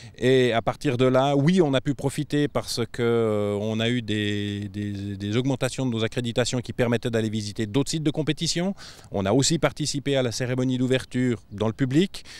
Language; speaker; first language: French; native; French